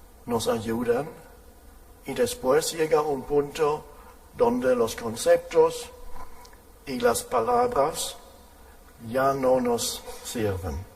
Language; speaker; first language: Spanish; non-native, fluent; German